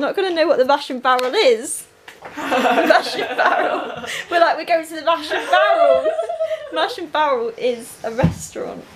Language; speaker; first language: English; native; English